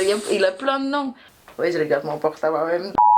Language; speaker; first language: French; non-native, learner; Indonesian